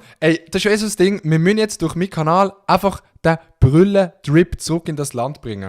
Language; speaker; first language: German; native; German